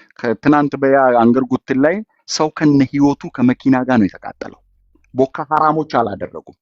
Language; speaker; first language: Amharic; non-native, local second language; Oromo